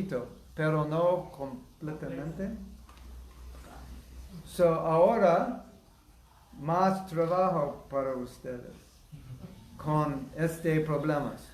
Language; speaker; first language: Spanish; non-native, learner; English